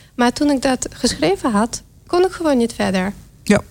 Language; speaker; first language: Dutch; non-native, fluent; Russian